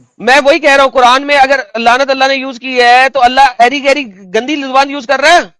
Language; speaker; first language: Urdu; non-native, local second language; Punjabi